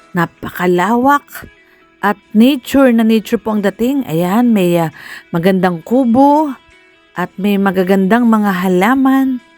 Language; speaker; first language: Filipino; native; Filipino